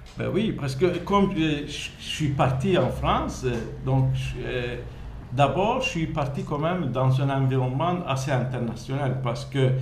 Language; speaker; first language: French; non-native, fluent; Turkish